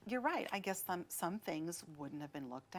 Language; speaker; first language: English; native; English